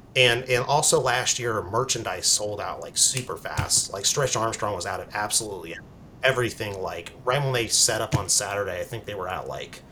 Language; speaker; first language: English; native; English